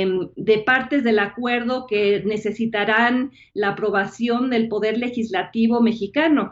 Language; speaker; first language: Spanish; native; Spanish